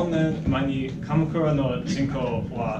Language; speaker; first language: Japanese; non-native, learner; English